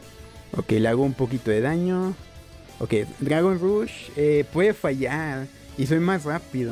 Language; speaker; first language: Spanish; native; Spanish